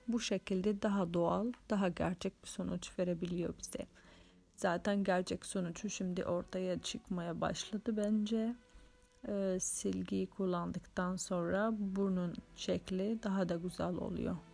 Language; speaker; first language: Turkish; non-native, fluent; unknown